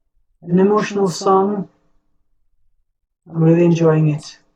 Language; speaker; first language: English; non-native, fluent; Norwegian